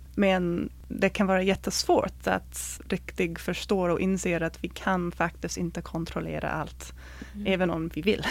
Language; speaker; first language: Swedish; non-native, fluent; English